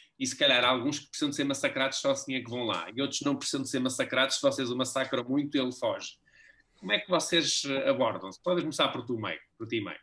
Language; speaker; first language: Portuguese; native; Portuguese